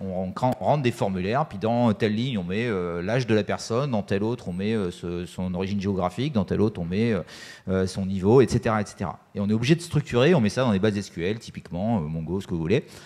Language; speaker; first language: French; native; French